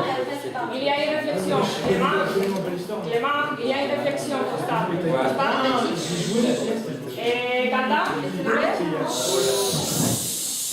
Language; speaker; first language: French; non-native, fluent; Spanish